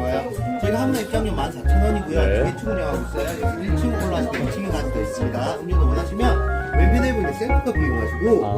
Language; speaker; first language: Korean; native; Korean